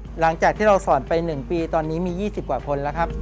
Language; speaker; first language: Thai; native; Thai